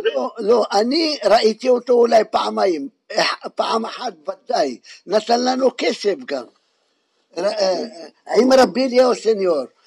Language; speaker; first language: Hebrew; non-native, fluent; French